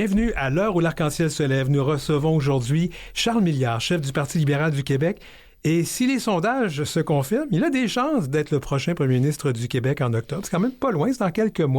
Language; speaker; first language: French; native; French